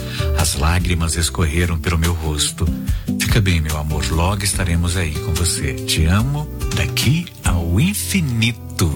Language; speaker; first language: Portuguese; native; Portuguese